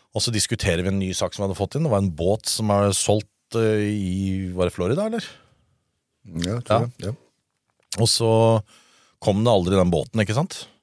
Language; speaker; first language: Norwegian; native; Norwegian